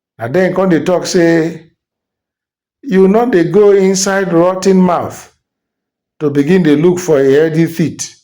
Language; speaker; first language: Nigerian Pidgin; native; Nigerian Pidgin